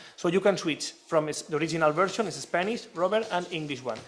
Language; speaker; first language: English; non-native, fluent; Spanish